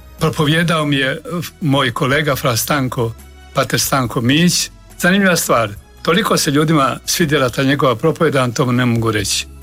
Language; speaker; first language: Croatian; native; Croatian